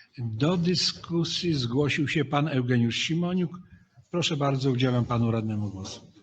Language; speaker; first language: Polish; native; Polish